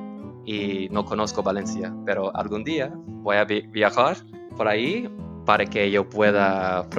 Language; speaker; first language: Spanish; non-native, learner; English